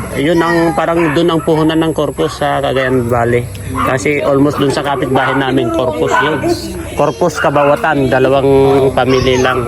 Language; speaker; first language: Filipino; non-native, local second language; Iloko